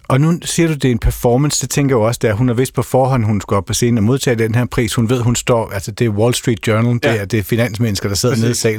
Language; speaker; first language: Danish; native; Danish